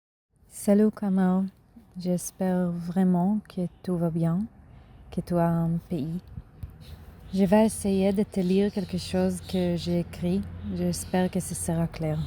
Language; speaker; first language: French; non-native, learner; Hebrew